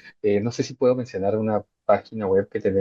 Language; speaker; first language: Spanish; native; Spanish